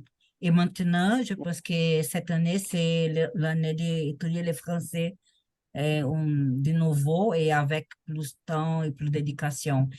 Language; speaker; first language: French; non-native, learner; Portuguese